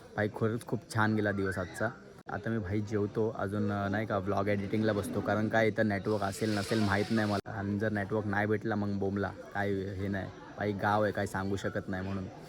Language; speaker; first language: Marathi; native; Marathi